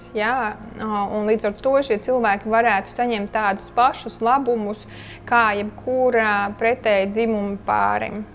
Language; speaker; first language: Latvian; early bilingual, heritage; Latvian